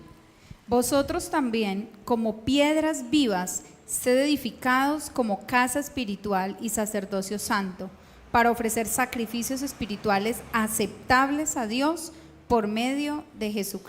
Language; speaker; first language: Spanish; native; Spanish